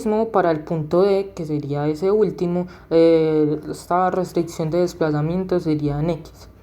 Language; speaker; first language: Spanish; native; Spanish